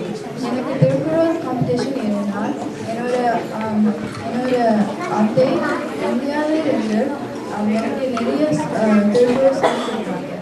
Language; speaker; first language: Tamil; early bilingual, heritage; Tamil